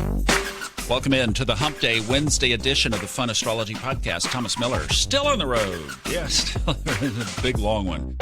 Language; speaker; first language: English; native; English